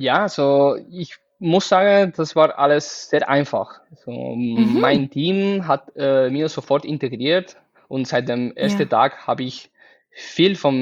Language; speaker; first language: German; non-native, fluent; Spanish